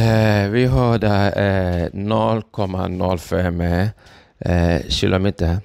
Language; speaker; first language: Swedish; non-native, fluent; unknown